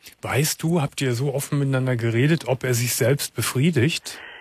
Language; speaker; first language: German; native; German